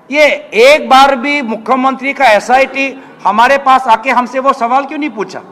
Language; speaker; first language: Hindi; non-native, local second language; Assamese